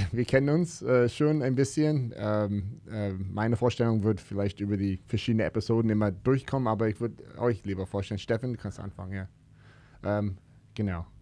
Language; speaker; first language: German; non-native, fluent; English